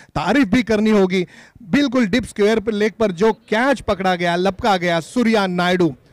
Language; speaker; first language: Hindi; non-native, local second language; Marathi